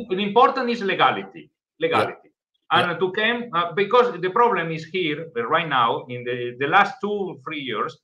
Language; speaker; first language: English; non-native, learner; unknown